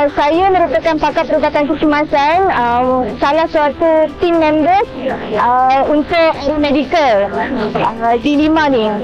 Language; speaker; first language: Malay; native; Malay